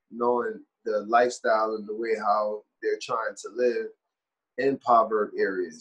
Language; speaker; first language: English; native; English